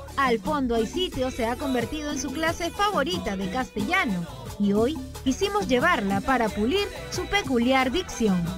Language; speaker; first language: Spanish; native; Spanish